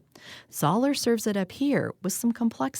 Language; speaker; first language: English; native; English